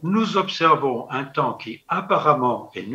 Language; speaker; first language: French; native; French